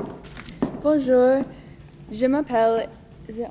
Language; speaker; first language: French; non-native, learner; English